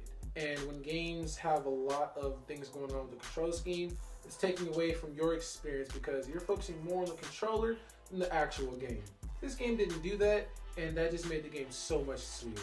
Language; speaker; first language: English; native; English